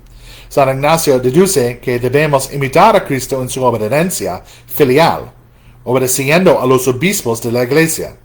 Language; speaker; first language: Spanish; non-native, fluent; English